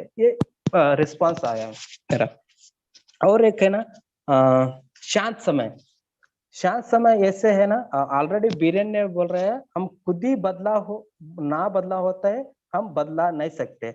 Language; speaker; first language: Hindi; non-native, learner; Kannada